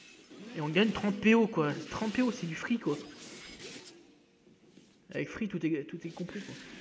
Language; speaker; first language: French; native; French